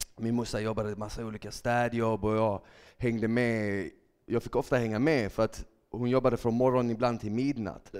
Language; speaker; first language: Swedish; early bilingual, other home language; Bosnian